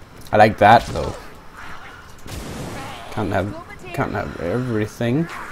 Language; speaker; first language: English; non-native, fluent; Danish